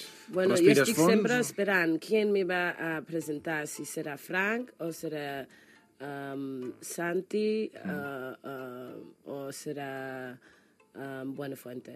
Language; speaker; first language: Catalan; non-native, learner; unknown